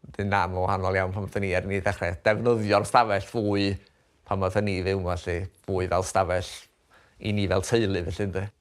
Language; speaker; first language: Welsh; native; Welsh